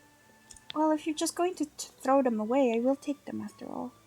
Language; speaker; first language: English; native; English